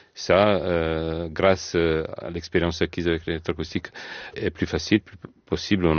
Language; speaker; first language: French; non-native, fluent; Italian